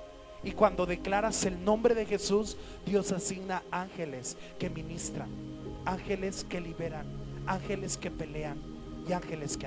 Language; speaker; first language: Spanish; native; Spanish